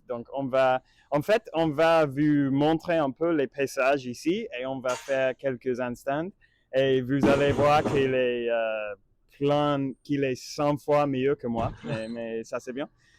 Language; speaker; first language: French; non-native, learner; English